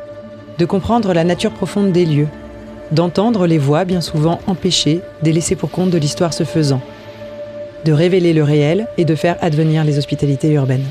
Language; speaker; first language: French; native; French